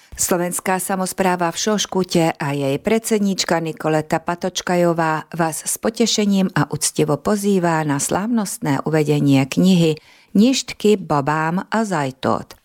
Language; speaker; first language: Slovak; non-native, local second language; Hungarian